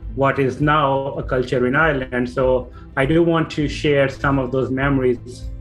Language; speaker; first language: English; non-native, local second language; Punjabi